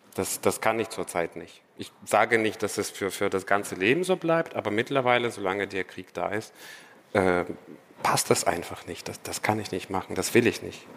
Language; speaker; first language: German; non-native, fluent; Ukrainian